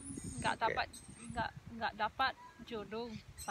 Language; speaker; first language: Indonesian; non-native, fluent; English